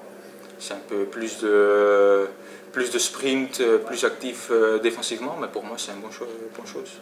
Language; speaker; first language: French; non-native, fluent; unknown